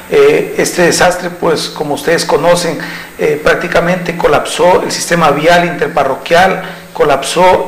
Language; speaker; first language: Spanish; native; Spanish